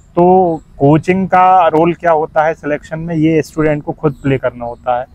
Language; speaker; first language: Hindi; native; Hindi